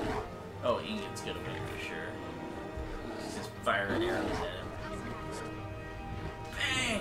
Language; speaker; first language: English; native; English